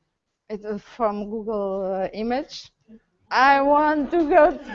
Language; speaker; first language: English; non-native, learner; Portuguese